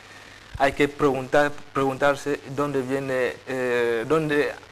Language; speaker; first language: Spanish; non-native, fluent; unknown